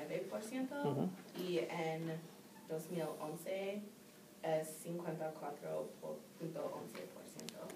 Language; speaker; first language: Spanish; non-native, learner; English